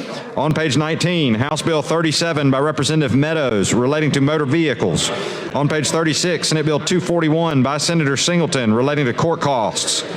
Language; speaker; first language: English; native; English